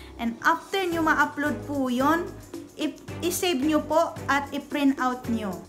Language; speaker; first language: Filipino; native; Filipino